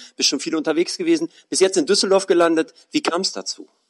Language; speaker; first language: German; native; German